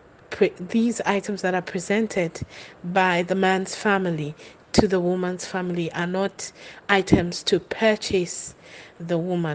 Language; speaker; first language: English; non-native, local second language; Ewe